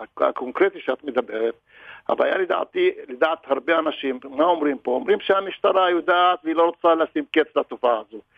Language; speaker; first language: Hebrew; non-native, local second language; Arabic